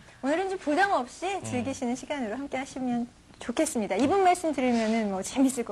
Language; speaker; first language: Korean; native; Korean